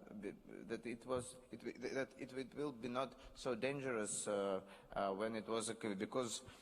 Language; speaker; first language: English; non-native, learner; Russian